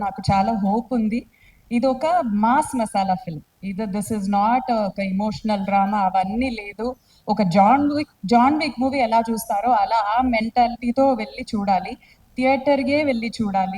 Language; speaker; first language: Telugu; non-native, fluent; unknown